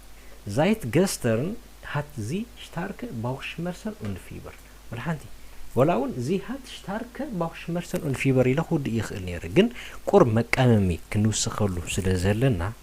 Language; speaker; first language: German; non-native, fluent; Tigrinya